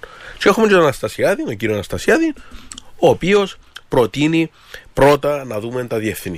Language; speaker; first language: Greek; native; Greek